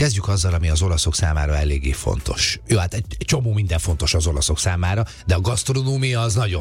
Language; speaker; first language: Hungarian; native; Hungarian